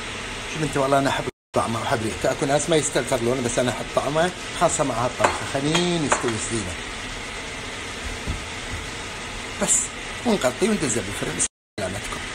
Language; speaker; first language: Arabic; native; Arabic